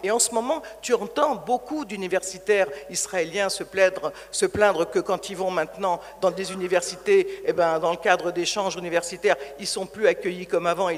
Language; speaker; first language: French; native; French